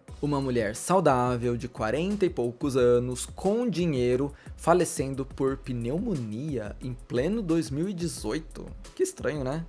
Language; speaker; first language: Portuguese; native; Portuguese